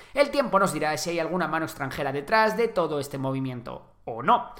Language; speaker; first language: Spanish; native; Spanish